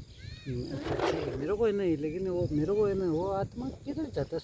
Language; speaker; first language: Hindi; non-native, local second language; Tibetan